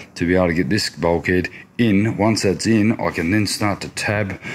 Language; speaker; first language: English; native; English